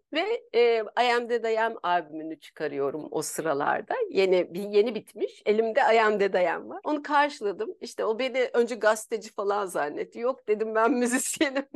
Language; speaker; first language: Turkish; native; Turkish